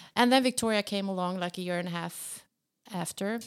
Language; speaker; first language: English; non-native, fluent; Swedish